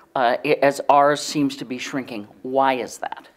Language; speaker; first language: English; native; English